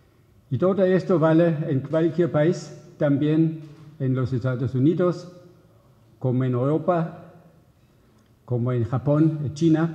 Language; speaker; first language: Spanish; non-native, fluent; German